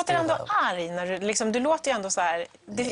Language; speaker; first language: Swedish; native; Swedish